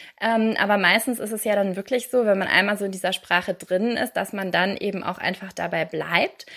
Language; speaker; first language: German; native; German